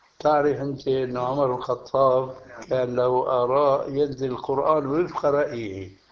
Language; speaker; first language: Arabic; early bilingual, other home language; Albanian